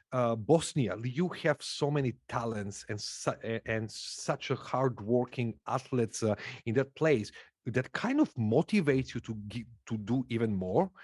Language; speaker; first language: English; non-native, fluent; Macedonian